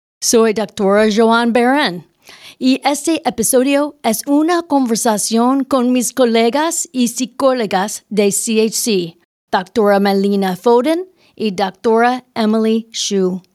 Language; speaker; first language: Spanish; early bilingual, heritage; Spanish